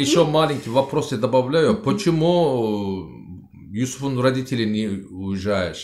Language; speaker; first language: Russian; non-native, learner; Turkish